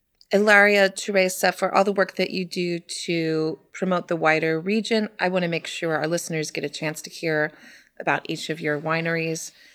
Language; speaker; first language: English; native; English